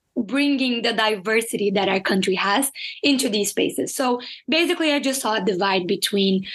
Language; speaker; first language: English; non-native, fluent; Portuguese